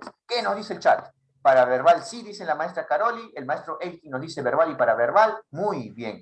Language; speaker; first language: Spanish; native; Spanish